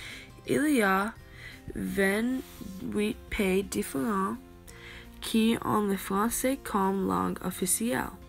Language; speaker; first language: French; non-native, learner; English